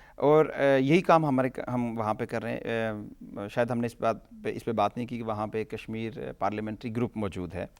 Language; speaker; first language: Urdu; non-native, local second language; Punjabi